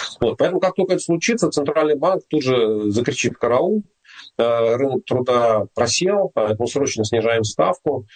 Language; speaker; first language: Russian; native; Russian